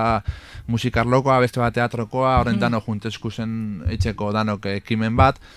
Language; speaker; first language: Basque; native; Basque